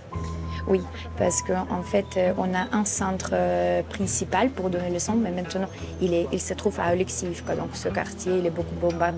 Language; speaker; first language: French; non-native, fluent; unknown